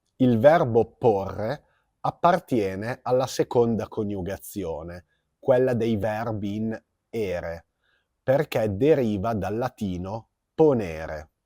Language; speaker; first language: Italian; native; Italian